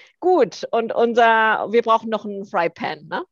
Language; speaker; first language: German; early bilingual, other home language; Korean